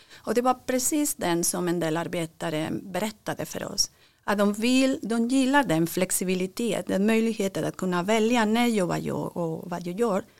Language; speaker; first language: Swedish; non-native, fluent; Spanish